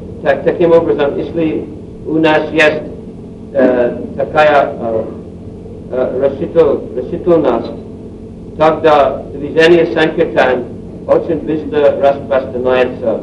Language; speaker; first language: Russian; non-native, learner; English